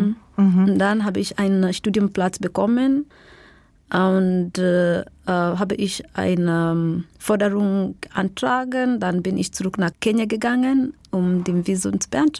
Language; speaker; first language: German; non-native, learner; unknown